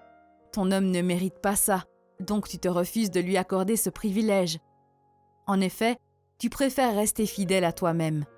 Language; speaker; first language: French; native; French